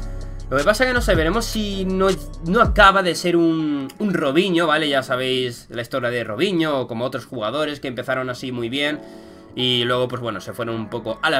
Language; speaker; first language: Spanish; native; Spanish